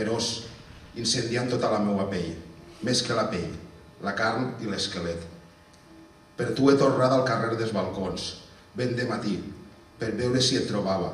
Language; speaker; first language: Catalan; native; Catalan